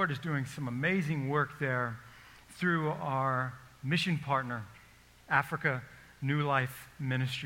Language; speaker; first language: English; native; English